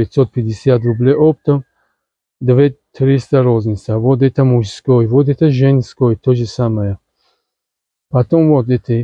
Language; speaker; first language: Russian; non-native, learner; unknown